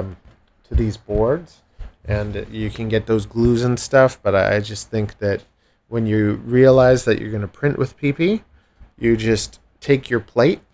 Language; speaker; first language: English; native; English